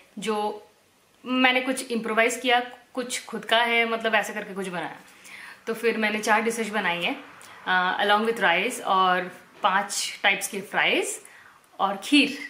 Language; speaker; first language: Hindi; non-native, local second language; Bangla